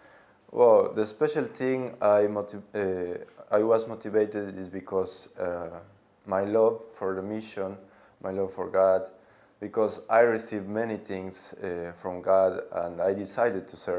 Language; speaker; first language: English; non-native, learner; Spanish